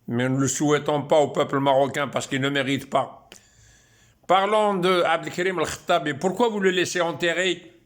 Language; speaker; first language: French; non-native, local second language; Arabic